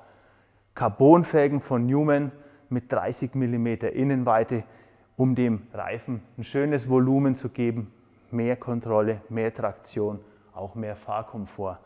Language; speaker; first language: German; native; German